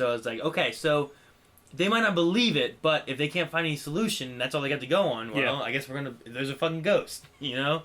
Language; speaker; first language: English; native; English